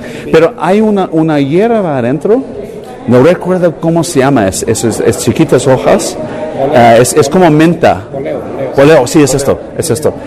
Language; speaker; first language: Spanish; non-native, learner; English